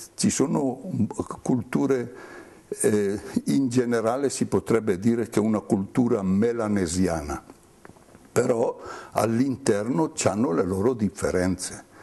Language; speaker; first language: Italian; native; Italian